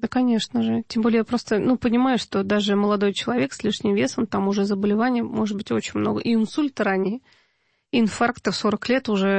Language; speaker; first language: Russian; native; Russian